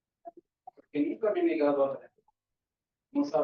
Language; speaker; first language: Portuguese; non-native, learner; Spanish